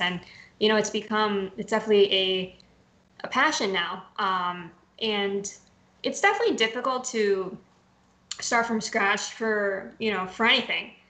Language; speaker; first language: English; early bilingual, other home language; Spanish